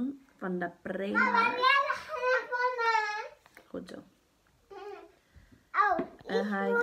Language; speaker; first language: Dutch; early bilingual, other home language; Portuguese